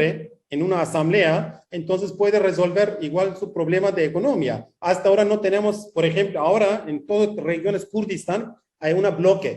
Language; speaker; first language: Spanish; non-native, fluent; Kurdish